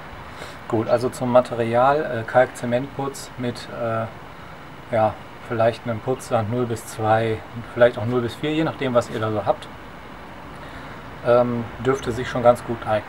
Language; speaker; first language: German; native; German